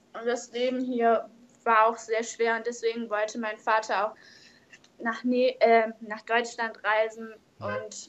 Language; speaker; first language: German; native; German